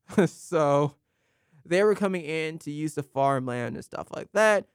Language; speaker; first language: English; native; English